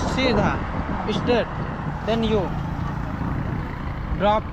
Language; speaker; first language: English; non-native, learner; Hindi